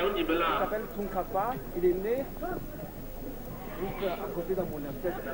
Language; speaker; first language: French; non-native, learner; Tibetan